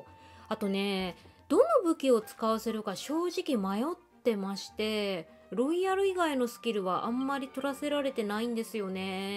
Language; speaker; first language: Japanese; native; Japanese